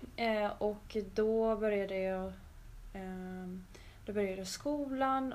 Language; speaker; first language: Swedish; early bilingual, other home language; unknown